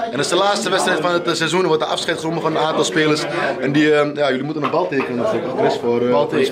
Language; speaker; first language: Dutch; native; Dutch